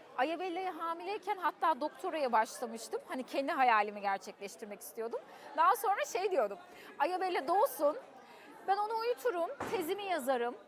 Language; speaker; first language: Turkish; early bilingual, heritage; Turkish